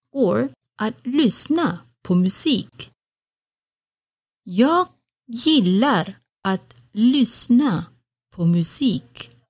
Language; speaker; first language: Swedish; non-native, learner; Malay